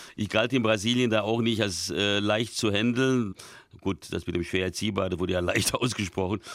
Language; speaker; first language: German; early bilingual, other home language; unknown